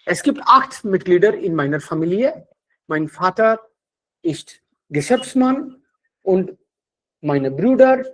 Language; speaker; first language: German; non-native, learner; Hindi